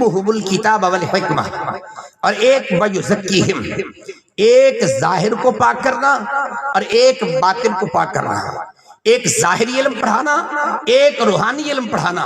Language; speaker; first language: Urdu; non-native, local second language; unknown